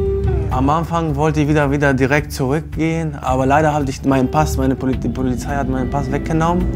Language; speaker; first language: German; non-native, fluent; Albanian